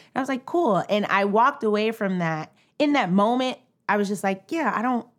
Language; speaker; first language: English; native; English